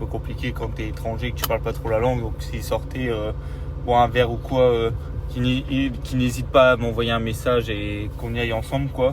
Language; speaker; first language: French; native; French